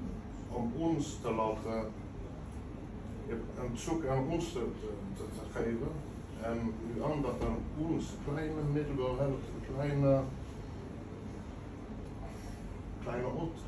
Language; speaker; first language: Dutch; non-native, fluent; Norwegian